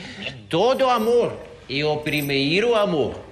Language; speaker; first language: Portuguese; non-native, learner; Serbian